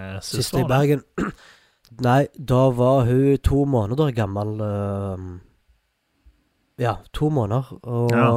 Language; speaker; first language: Norwegian; early bilingual, other home language; Arabic